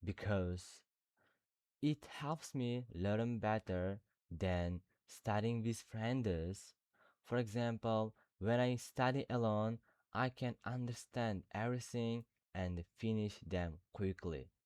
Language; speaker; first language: English; non-native, learner; Uzbek